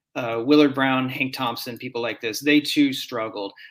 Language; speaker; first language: English; native; English